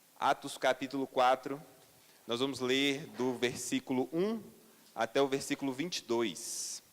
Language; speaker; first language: Portuguese; native; Portuguese